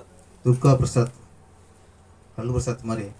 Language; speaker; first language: Tamil; native; Tamil